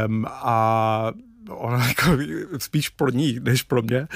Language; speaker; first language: Czech; non-native, fluent; English